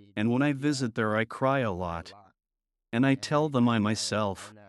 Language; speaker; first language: English; non-native, fluent; Burmese